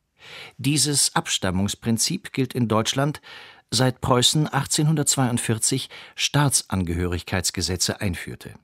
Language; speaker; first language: German; native; German